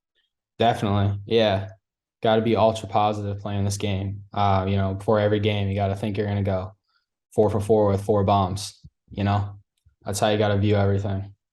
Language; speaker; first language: English; native; English